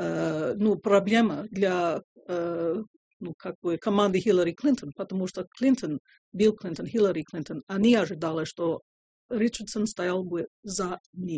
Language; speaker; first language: Russian; non-native, fluent; English